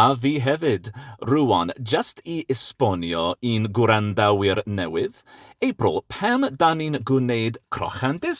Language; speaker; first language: Welsh; non-native, learner; English